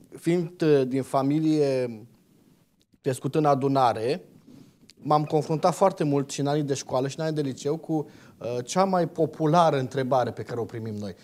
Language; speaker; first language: Romanian; native; Romanian